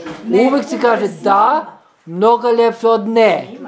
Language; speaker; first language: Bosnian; non-native, learner; Norwegian